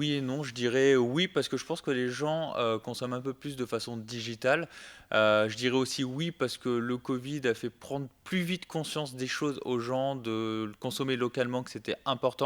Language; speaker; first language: French; native; French